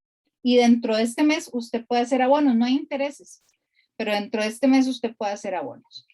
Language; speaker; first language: Spanish; native; Spanish